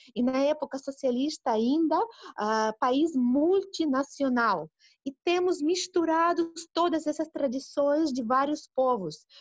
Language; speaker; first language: Portuguese; non-native, fluent; Russian